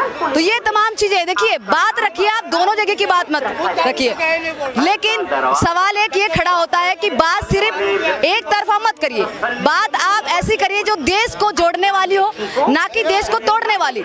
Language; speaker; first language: Hindi; native; Hindi